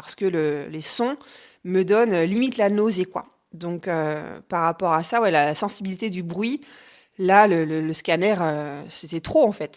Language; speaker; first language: French; native; French